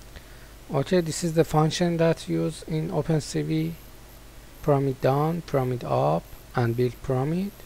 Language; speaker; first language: English; non-native, fluent; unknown